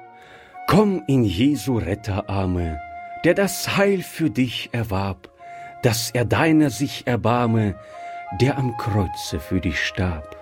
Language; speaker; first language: German; native; German